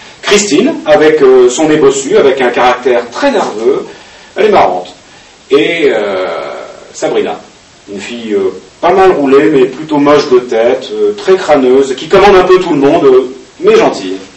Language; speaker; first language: French; native; French